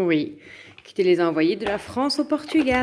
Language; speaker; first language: French; native; French